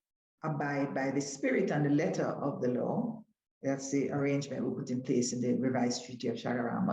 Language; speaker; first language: English; native; English